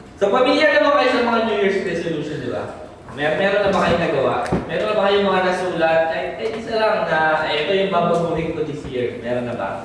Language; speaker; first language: Filipino; native; Filipino